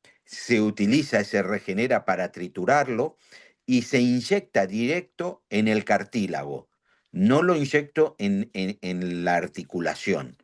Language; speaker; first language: Spanish; native; Spanish